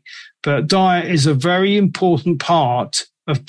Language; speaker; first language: English; native; English